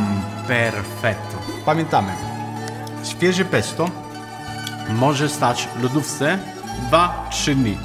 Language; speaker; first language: Polish; non-native, learner; Italian